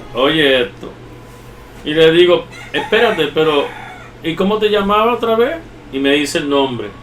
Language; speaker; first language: Spanish; early bilingual, heritage; Spanish